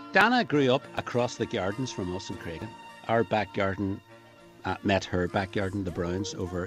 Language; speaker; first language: English; native; English